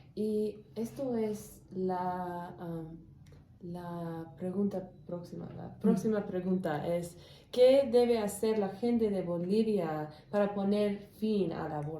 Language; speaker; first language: Spanish; non-native, learner; English